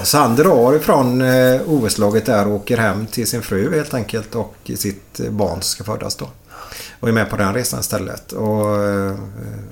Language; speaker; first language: Swedish; native; Swedish